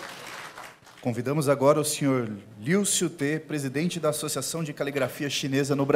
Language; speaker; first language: Portuguese; native; Portuguese